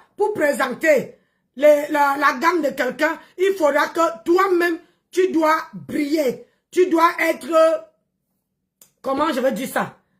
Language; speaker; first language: French; non-native, local second language; Lingala